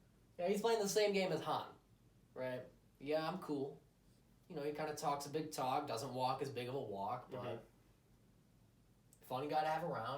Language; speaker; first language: English; native; English